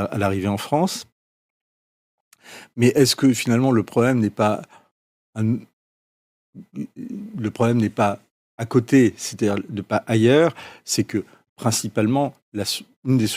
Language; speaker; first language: French; native; French